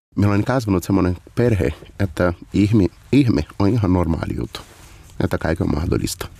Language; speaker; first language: Finnish; non-native, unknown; Portuguese